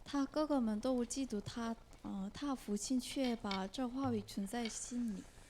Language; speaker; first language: Chinese; non-native, fluent; Korean